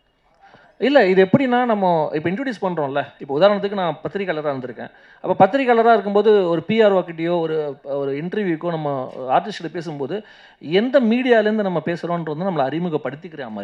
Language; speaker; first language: Tamil; native; Tamil